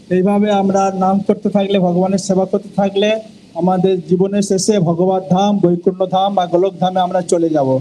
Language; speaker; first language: Bangla; non-native, fluent; English